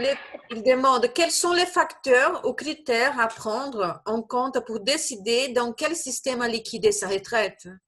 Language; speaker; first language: French; non-native, fluent; Portuguese